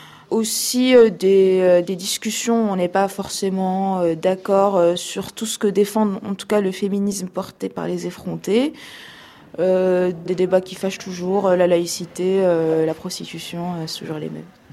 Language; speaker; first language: French; non-native, local second language; Arabic